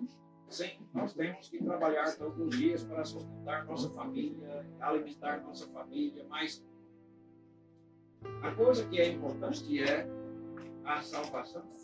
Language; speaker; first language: Portuguese; non-native, fluent; English